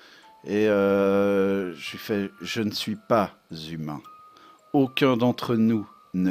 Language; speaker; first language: French; native; French